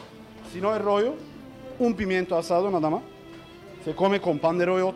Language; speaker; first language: Spanish; non-native, learner; Turkish